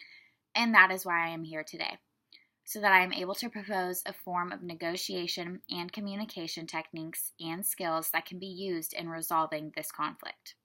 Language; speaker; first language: English; native; English